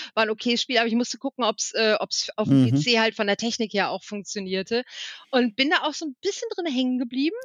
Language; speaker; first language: German; native; German